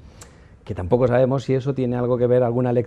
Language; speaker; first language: Spanish; native; Spanish